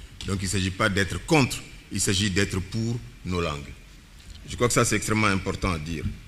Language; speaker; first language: French; non-native, local second language; Bambara